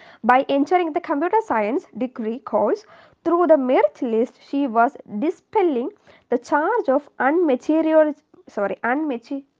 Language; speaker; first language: English; non-native, local second language; Malayalam